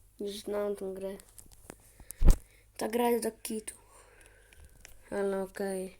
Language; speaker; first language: Polish; early bilingual, heritage; Polish